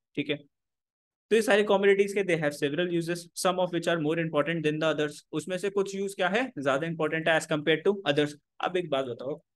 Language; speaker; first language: Hindi; native; Hindi